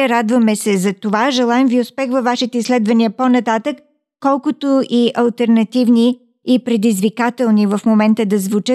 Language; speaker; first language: Bulgarian; native; Bulgarian